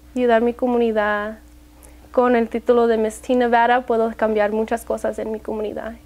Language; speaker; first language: Spanish; early bilingual, heritage; Spanish